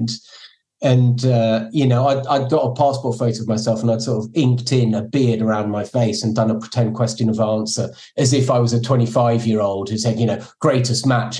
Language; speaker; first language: English; native; English